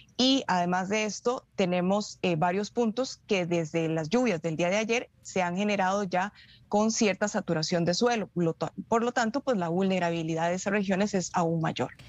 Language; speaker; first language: Spanish; native; Spanish